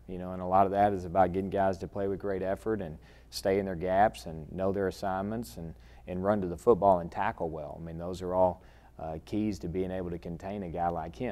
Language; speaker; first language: English; native; English